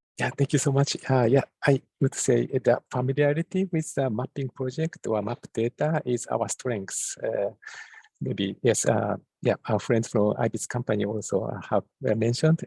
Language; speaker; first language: English; non-native, fluent; Japanese